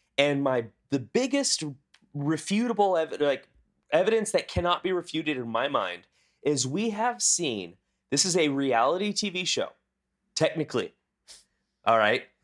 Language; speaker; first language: English; native; English